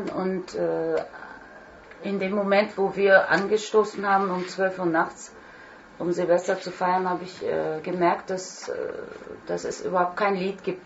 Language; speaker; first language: German; non-native, fluent; Turkish